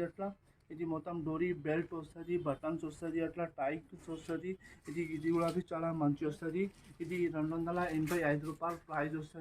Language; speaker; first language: Telugu; non-native, local second language; Hindi